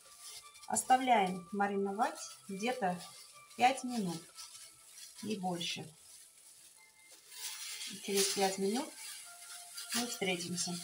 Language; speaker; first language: Russian; non-native, fluent; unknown